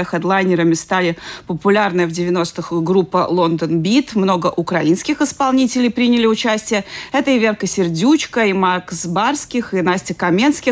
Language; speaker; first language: Russian; native; Russian